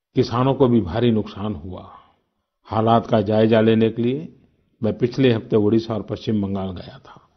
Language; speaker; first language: Hindi; non-native, local second language; Gujarati